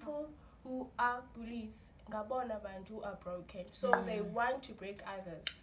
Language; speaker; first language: English; non-native, local second language; Xhosa